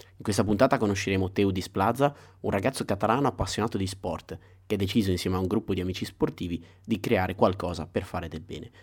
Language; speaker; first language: Italian; native; Italian